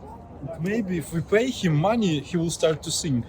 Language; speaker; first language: English; non-native, fluent; Ukrainian